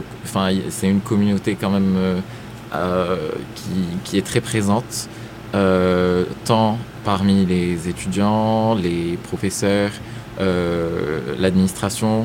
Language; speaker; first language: French; non-native, local second language; Arabic